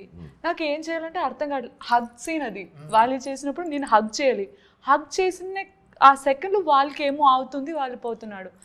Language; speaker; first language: Telugu; non-native, learner; Malayalam